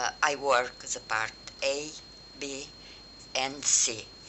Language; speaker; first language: English; non-native, learner; Romanian